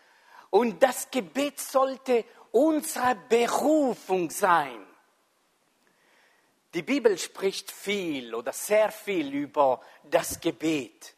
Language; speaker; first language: German; non-native, fluent; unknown